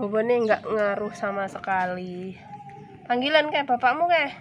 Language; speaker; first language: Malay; non-native, local second language; Javanese